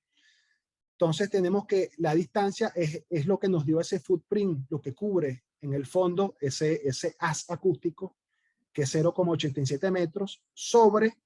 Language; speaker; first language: Spanish; native; Spanish